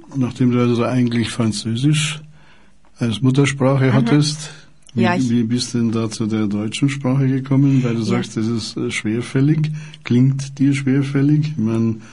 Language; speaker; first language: German; native; German